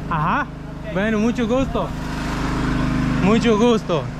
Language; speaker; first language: Spanish; non-native, learner; English